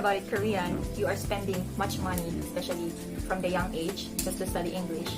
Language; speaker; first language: English; non-native, local second language; Filipino